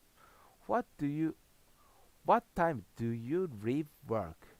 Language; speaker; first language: English; non-native, learner; Japanese